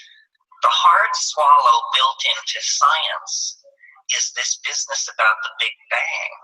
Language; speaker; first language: English; native; English